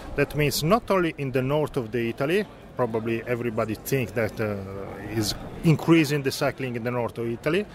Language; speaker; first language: English; non-native, learner; Italian